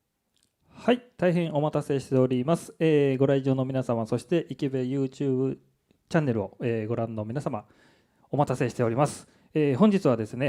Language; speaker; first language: Japanese; native; Japanese